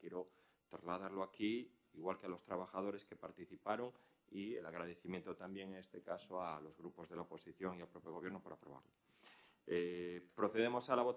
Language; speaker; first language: Spanish; native; Spanish